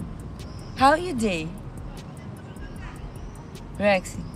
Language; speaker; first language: English; non-native, learner; Russian